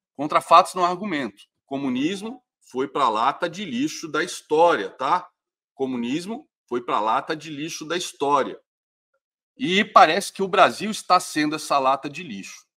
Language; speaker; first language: Portuguese; native; Portuguese